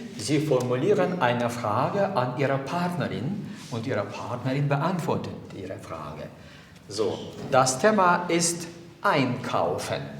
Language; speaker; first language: German; non-native, fluent; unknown